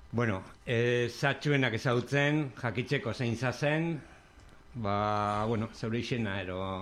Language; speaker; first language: Basque; native; Basque